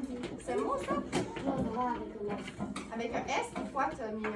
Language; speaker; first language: French; native; French